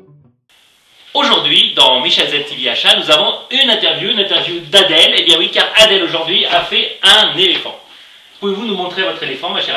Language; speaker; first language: French; native; French